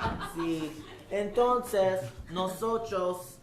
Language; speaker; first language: Spanish; non-native, learner; English